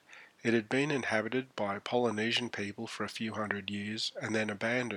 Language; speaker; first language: English; native; English